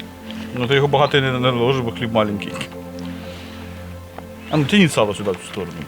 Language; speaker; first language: Russian; non-native, local second language; Ukrainian